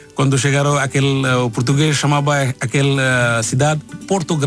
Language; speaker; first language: Portuguese; non-native, learner; Bangla